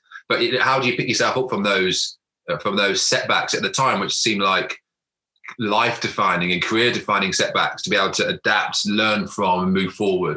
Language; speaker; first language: English; native; English